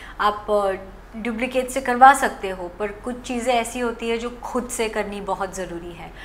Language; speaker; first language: Hindi; non-native, local second language; Gujarati